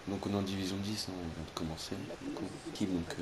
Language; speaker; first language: French; native; French